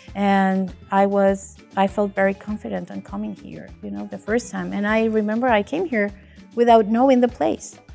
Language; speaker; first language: English; non-native, fluent; Spanish